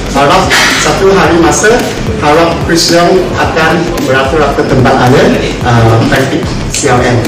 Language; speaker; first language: Malay; non-native, local second language; Chinese